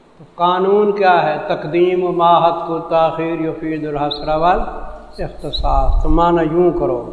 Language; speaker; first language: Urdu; non-native, local second language; Saraiki